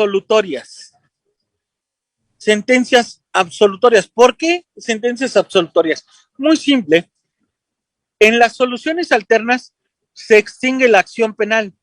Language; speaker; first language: Spanish; native; Spanish